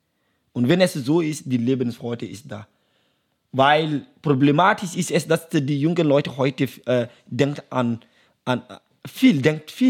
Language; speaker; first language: German; non-native, learner; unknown